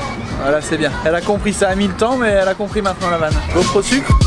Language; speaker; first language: French; native; French